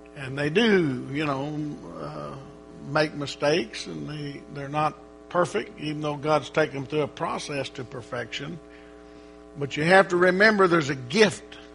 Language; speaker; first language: English; native; English